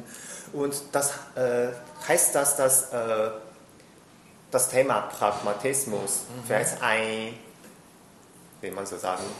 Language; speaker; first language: German; non-native, fluent; Chinese